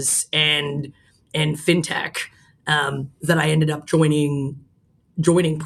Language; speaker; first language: English; native; English